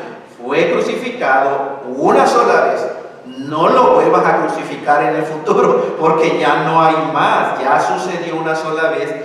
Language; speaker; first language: Spanish; native; Spanish